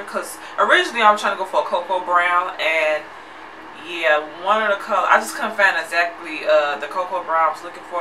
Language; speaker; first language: English; native; English